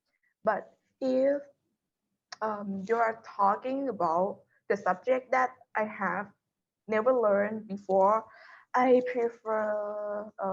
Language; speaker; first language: English; non-native, learner; Thai